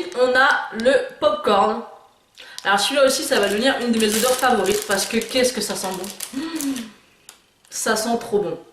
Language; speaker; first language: French; native; French